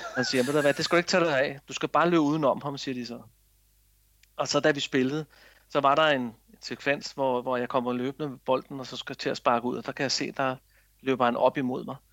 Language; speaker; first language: Danish; native; Danish